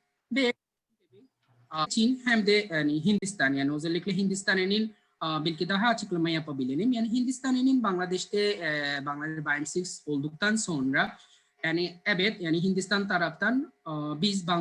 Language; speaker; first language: Turkish; non-native, fluent; Bangla